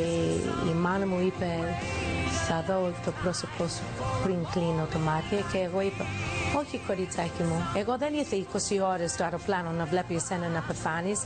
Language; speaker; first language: Greek; early bilingual, heritage; English